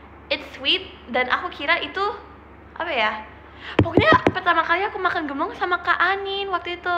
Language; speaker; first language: Indonesian; native; Indonesian